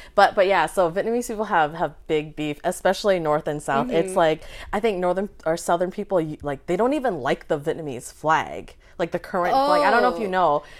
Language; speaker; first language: English; early bilingual, other home language; Vietnamese